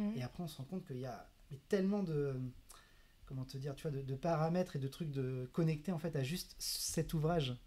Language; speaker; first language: French; native; French